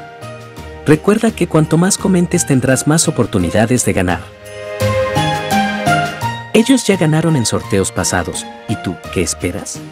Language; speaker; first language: Spanish; native; Spanish